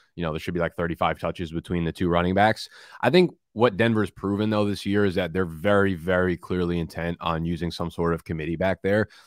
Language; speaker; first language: English; native; English